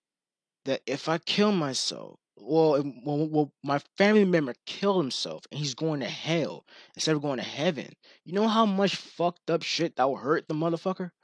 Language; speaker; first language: English; native; English